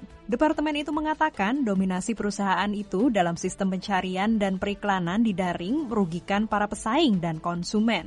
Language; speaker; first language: Indonesian; native; Indonesian